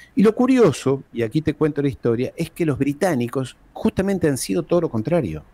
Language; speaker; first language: Spanish; early bilingual, heritage; Spanish